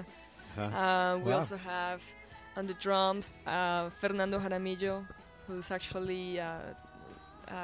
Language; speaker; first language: English; non-native, fluent; Spanish